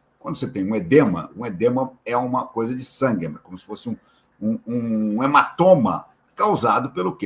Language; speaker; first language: Portuguese; native; Portuguese